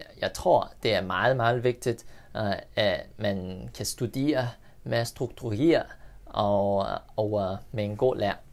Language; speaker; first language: Danish; non-native, learner; English